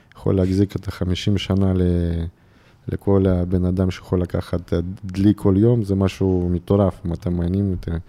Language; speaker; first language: Hebrew; non-native, fluent; Russian